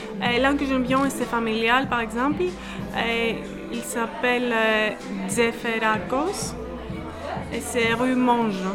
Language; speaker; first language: French; non-native, fluent; Greek